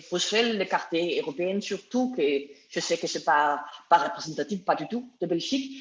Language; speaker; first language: French; non-native, learner; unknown